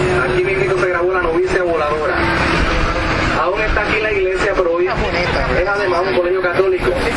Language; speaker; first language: Spanish; native; Spanish